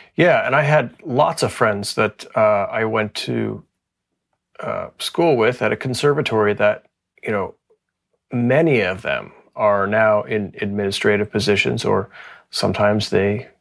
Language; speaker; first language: English; native; English